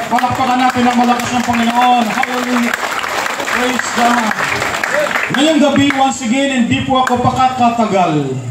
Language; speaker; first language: Filipino; non-native, local second language; Pampanga